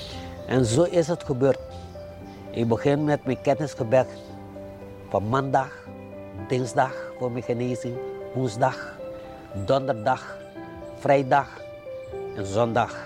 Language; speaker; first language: Dutch; non-native, fluent; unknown